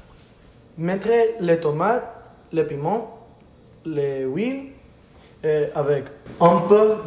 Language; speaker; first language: French; non-native, learner; Spanish